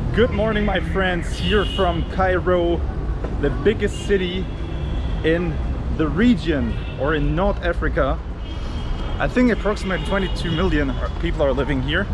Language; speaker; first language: English; non-native, fluent; Turkish